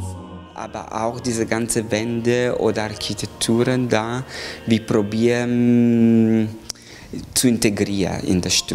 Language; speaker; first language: German; non-native, fluent; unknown